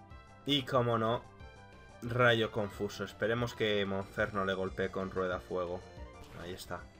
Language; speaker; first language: Spanish; native; Spanish